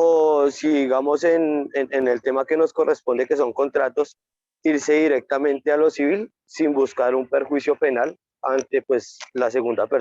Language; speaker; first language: Spanish; native; Spanish